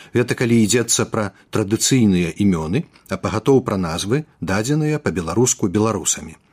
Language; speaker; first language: Belarusian; native; Belarusian